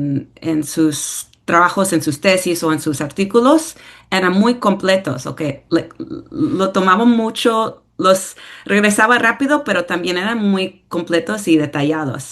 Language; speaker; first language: Spanish; early bilingual, heritage; English